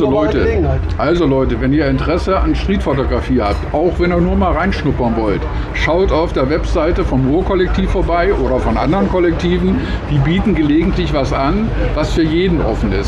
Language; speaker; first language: German; native; German